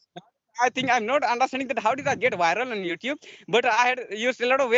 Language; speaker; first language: English; non-native, learner; Santali